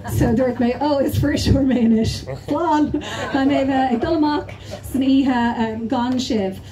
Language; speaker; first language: Irish; non-native, local second language; English